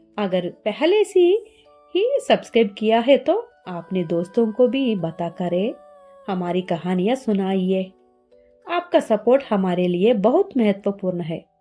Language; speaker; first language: Hindi; non-native, learner; Telugu